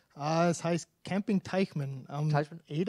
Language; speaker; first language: German; non-native, fluent; English